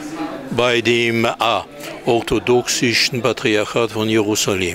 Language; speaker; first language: German; non-native, fluent; Hebrew